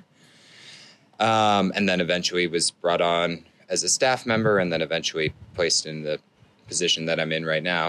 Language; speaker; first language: English; native; English